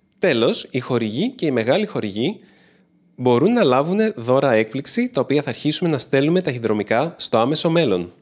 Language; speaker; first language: Greek; native; Greek